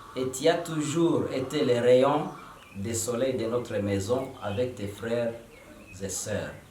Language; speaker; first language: French; non-native, local second language; Swahili